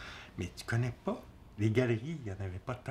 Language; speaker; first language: French; native; French